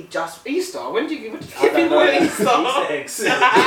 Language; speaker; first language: English; native; English